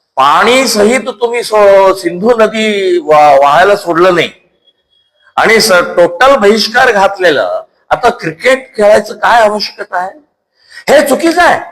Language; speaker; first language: Marathi; non-native, local second language; Kannada